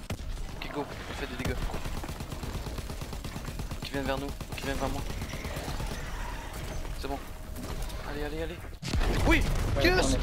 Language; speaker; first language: French; native; French